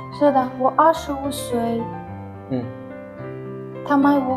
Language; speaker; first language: Chinese; non-native, learner; Ukrainian